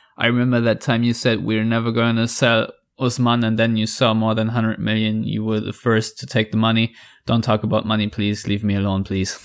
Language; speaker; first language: English; non-native, fluent; German